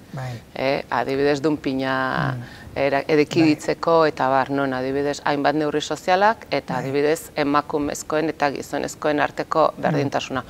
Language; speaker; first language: Basque; native; Basque